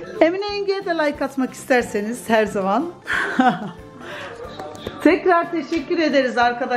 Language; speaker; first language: Turkish; early bilingual, heritage; Turkish